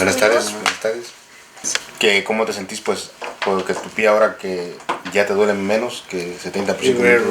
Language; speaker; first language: Spanish; native; Spanish